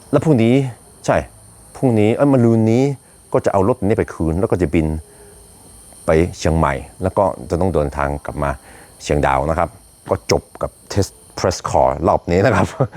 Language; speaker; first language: Thai; non-native, fluent; Norwegian